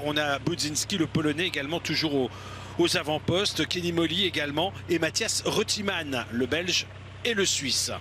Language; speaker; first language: French; native; French